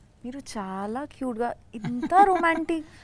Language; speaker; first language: Telugu; non-native, learner; Bangla